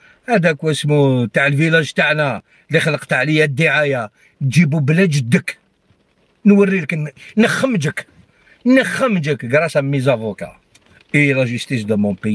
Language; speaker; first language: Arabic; non-native, local second language; Kabyle